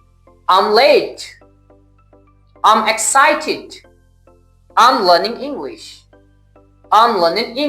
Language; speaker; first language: English; non-native, local second language; Urdu